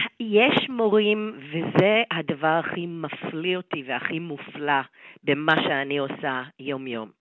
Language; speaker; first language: Hebrew; non-native, fluent; English